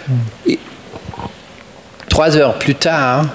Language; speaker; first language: French; non-native, fluent; German